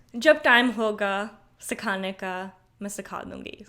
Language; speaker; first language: Urdu; native; Urdu